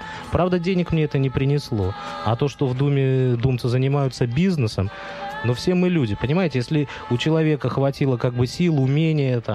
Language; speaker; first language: Russian; native; Russian